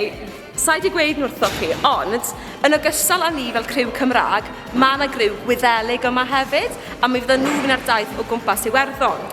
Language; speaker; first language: Welsh; native; Welsh